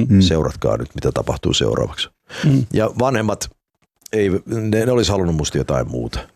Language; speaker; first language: Finnish; early bilingual, heritage; Finnish